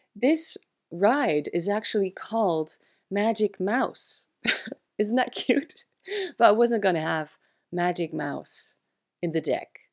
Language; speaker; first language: English; non-native, fluent; French